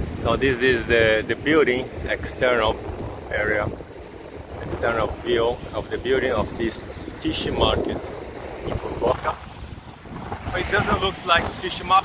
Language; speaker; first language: English; non-native, fluent; Portuguese